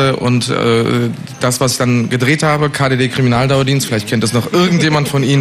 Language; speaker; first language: German; native; German